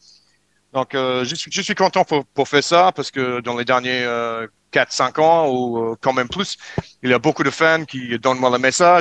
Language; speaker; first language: French; non-native, learner; English